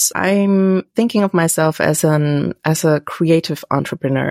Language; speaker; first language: English; non-native, fluent; German